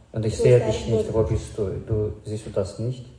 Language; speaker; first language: German; non-native, fluent; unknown